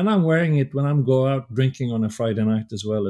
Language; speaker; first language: English; non-native, fluent; Swedish